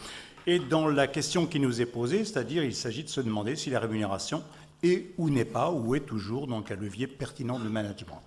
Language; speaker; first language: French; native; French